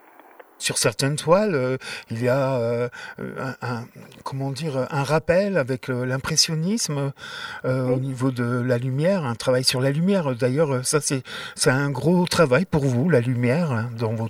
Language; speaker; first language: French; native; French